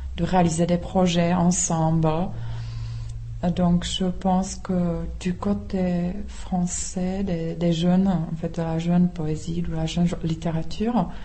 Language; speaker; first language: French; non-native, fluent; Czech